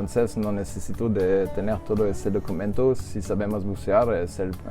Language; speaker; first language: Spanish; non-native, learner; French